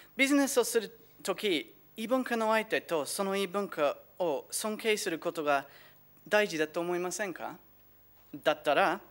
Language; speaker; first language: Japanese; non-native, fluent; English